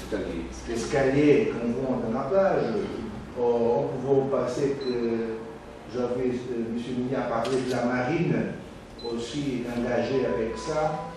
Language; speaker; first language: French; non-native, learner; Portuguese